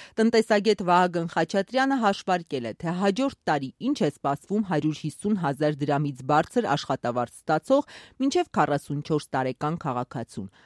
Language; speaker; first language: Armenian; native; Armenian